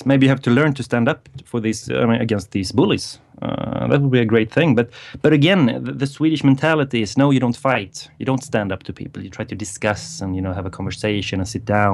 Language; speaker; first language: English; non-native, fluent; Swedish